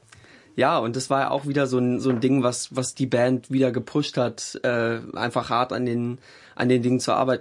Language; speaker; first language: German; native; German